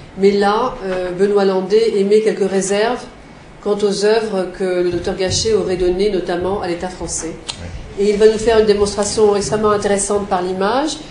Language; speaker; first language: French; native; French